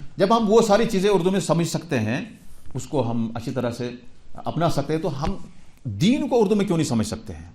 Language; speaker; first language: Urdu; non-native, local second language; Kashmiri